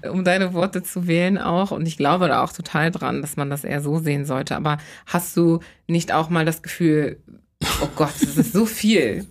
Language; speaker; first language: German; early bilingual, other home language; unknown